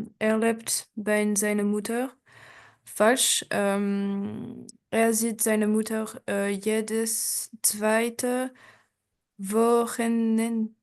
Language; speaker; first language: German; non-native, learner; French